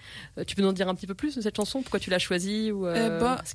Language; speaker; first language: French; native; French